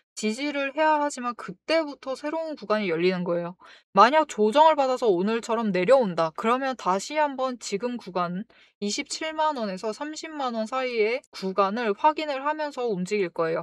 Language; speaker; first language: Korean; native; Korean